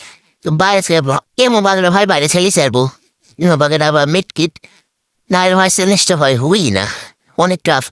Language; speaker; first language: Bangla; native; Bangla